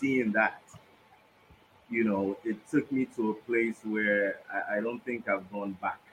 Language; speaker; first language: English; non-native, local second language; Krio